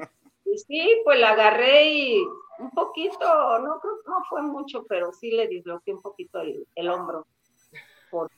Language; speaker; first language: Spanish; native; Spanish